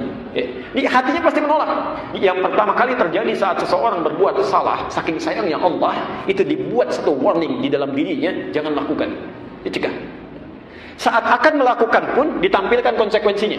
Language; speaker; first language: Indonesian; native; Indonesian